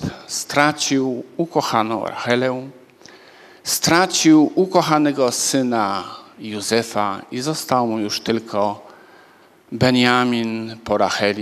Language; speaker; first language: Polish; native; Polish